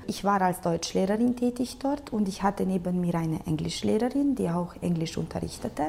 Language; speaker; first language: German; non-native, local second language; Romanian